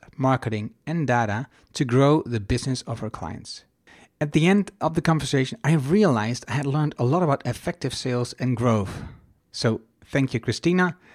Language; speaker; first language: English; non-native, fluent; Dutch